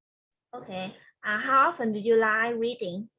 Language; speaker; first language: English; non-native, learner; Vietnamese